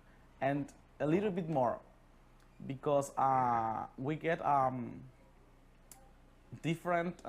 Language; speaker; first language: English; non-native, learner; Spanish